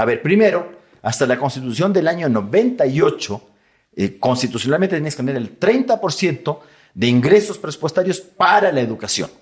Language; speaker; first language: Spanish; native; Spanish